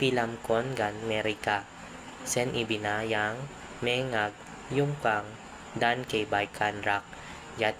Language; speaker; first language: Indonesian; non-native, learner; Filipino